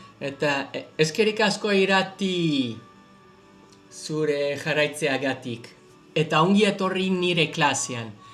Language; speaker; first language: Basque; non-native, learner; English